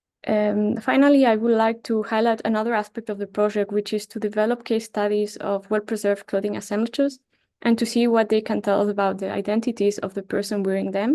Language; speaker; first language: English; non-native, fluent; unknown